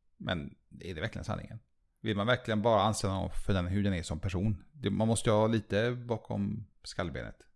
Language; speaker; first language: Swedish; early bilingual, other home language; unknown